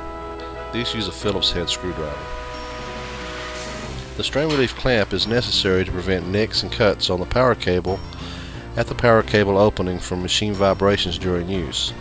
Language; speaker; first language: English; native; English